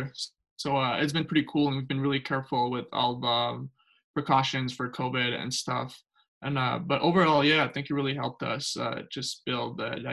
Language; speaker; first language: English; non-native, fluent; French